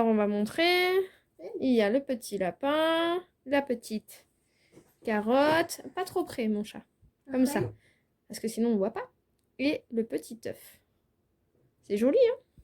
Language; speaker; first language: French; native; French